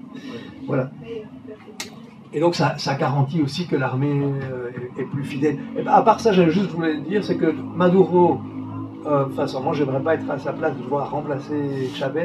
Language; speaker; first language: French; native; French